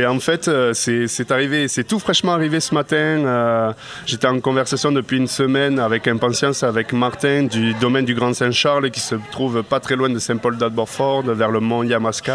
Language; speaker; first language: French; native; French